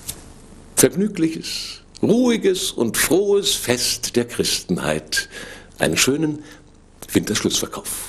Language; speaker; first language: German; native; German